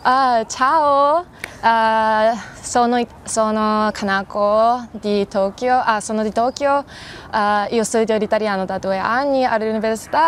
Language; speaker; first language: Italian; non-native, learner; Japanese